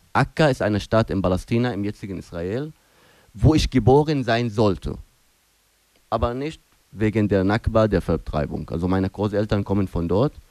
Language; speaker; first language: German; non-native, fluent; Arabic